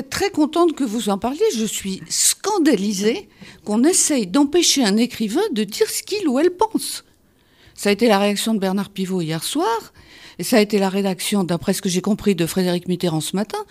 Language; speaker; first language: French; native; French